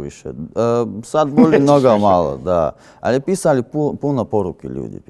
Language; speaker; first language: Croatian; non-native, learner; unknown